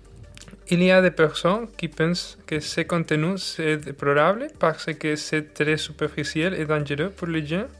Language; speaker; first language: French; non-native, learner; Spanish